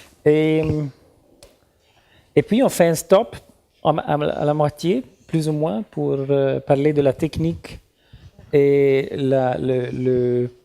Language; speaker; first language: French; non-native, learner; German